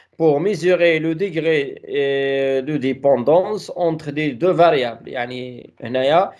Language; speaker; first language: French; non-native, local second language; Arabic